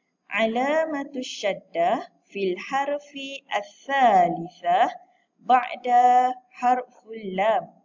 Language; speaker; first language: Arabic; non-native, fluent; Malay